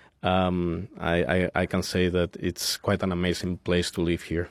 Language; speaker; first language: English; non-native, fluent; Spanish